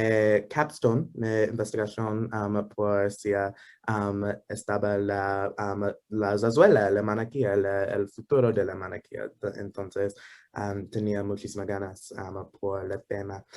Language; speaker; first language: Spanish; non-native, learner; English